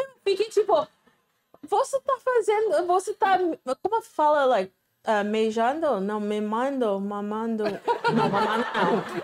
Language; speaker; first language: Portuguese; non-native, fluent; English